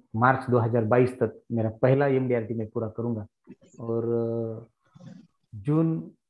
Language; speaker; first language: Hindi; non-native, local second language; Marathi